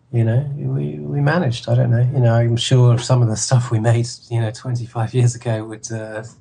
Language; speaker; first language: English; native; English